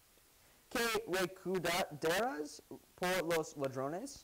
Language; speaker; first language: Spanish; non-native, learner; English